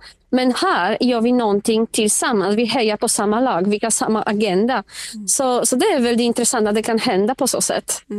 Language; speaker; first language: Swedish; non-native, fluent; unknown